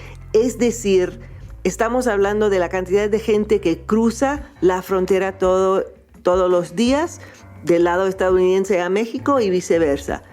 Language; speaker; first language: Spanish; non-native, fluent; English